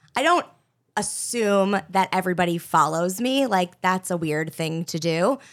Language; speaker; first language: English; native; English